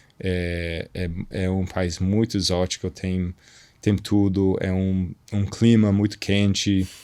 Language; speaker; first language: Portuguese; non-native, fluent; English